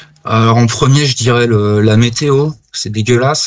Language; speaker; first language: French; native; French